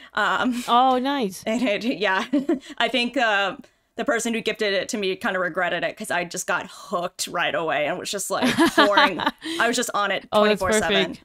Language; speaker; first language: English; native; English